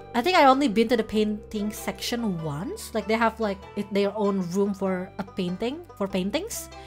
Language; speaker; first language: English; non-native, fluent; Indonesian